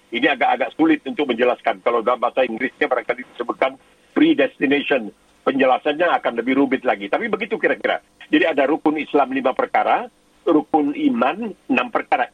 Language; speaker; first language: Indonesian; native; Indonesian